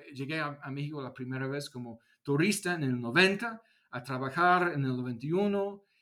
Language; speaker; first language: Spanish; non-native, fluent; English